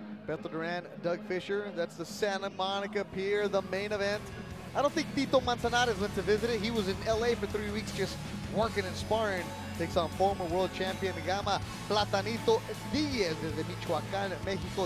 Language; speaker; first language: English; early bilingual, other home language; Spanish